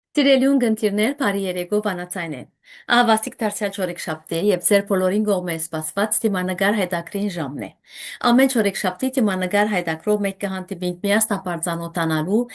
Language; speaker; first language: Armenian; native; Armenian